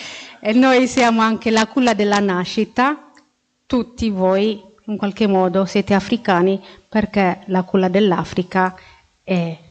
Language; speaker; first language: Italian; non-native, fluent; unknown